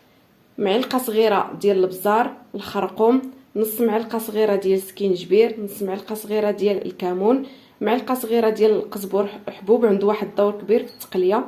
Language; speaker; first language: Arabic; native; Arabic